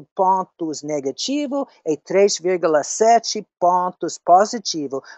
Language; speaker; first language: Portuguese; non-native, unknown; English